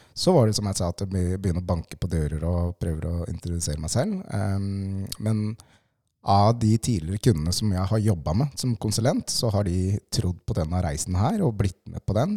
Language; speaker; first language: Norwegian; early bilingual, other home language; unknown